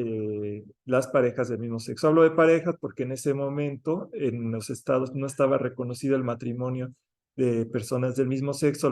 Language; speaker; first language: Spanish; native; Spanish